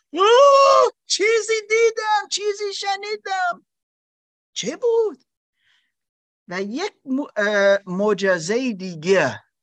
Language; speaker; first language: Persian; non-native, learner; German